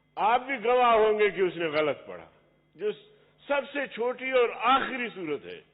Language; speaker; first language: Urdu; non-native, local second language; Pashto